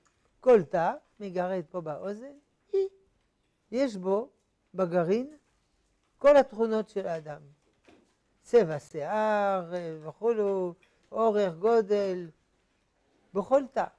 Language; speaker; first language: Hebrew; non-native, fluent; French